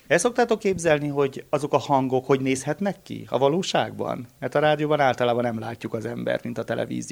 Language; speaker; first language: Hungarian; native; Hungarian